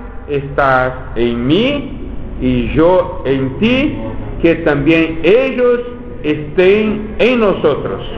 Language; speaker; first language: Spanish; non-native, fluent; Portuguese